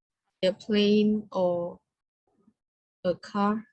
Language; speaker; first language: English; non-native, learner; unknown